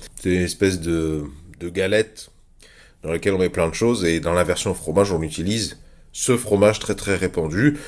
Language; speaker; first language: French; native; French